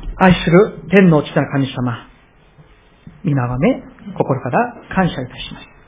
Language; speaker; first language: Japanese; non-native, fluent; Korean